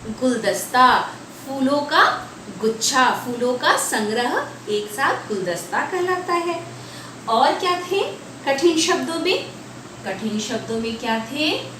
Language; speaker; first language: Hindi; native; Hindi